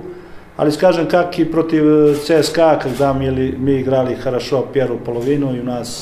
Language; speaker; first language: Russian; non-native, learner; Serbian